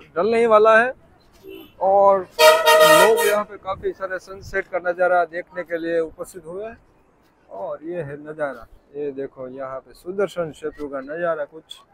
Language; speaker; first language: Hindi; non-native, local second language; Gujarati